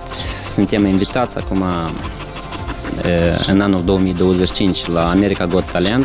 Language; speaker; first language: Romanian; non-native, local second language; Russian